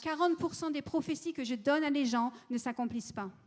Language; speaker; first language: French; native; French